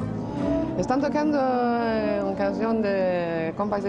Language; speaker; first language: Spanish; non-native, fluent; Swedish